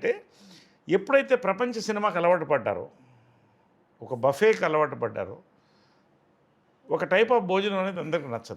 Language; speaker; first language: Telugu; native; Telugu